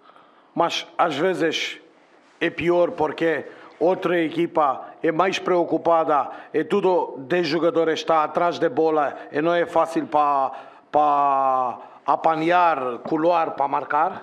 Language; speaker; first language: Portuguese; non-native, learner; Romanian